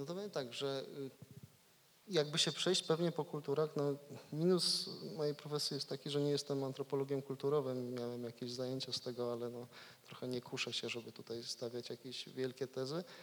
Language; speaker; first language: Polish; native; Polish